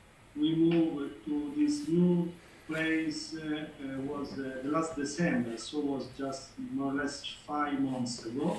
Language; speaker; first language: English; non-native, learner; Italian